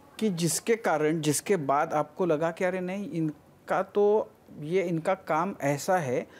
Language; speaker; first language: Hindi; non-native, local second language; Marathi